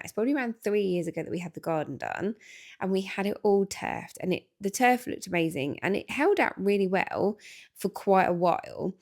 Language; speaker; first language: English; native; English